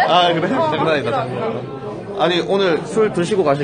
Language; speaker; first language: Korean; native; Korean